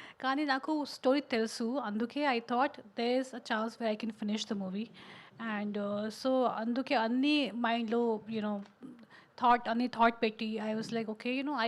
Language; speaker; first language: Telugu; non-native, fluent; Hindi